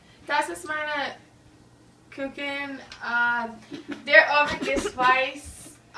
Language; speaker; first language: German; non-native, learner; English